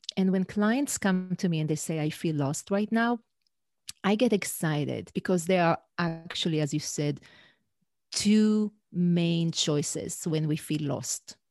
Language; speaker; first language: English; non-native, fluent; Hebrew